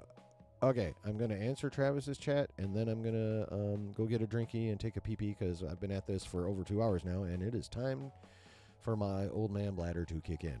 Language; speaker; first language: English; native; English